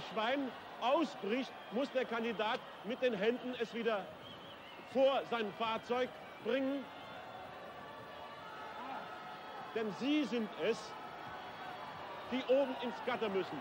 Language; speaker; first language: German; native; German